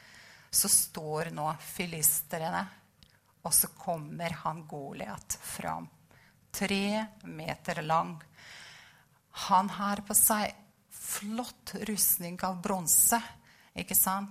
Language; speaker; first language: Norwegian; non-native, fluent; Russian